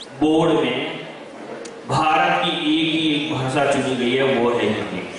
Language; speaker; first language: Hindi; non-native, local second language; Kannada